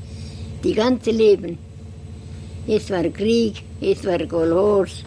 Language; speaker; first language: German; non-native, learner; Estonian